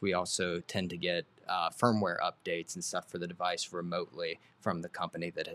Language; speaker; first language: English; native; English